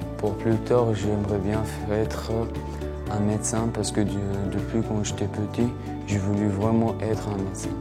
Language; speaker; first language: French; non-native, fluent; Arabic